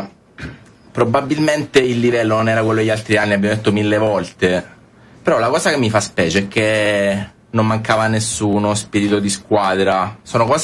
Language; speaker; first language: Italian; native; Italian